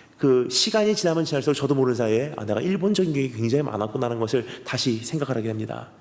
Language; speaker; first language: Korean; early bilingual, heritage; Korean